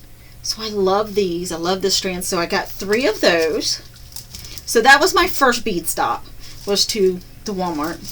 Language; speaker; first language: English; native; English